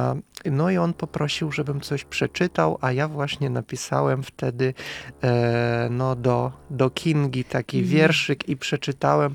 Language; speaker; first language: Polish; non-native, fluent; Russian